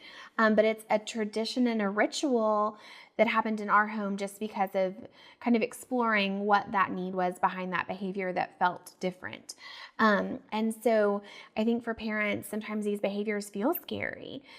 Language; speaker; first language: English; native; English